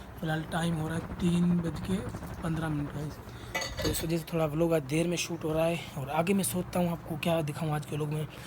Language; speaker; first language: Urdu; non-native, local second language; Sindhi